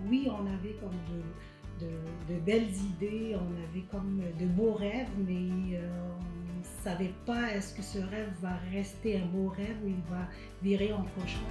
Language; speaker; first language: French; non-native, local second language; Arabic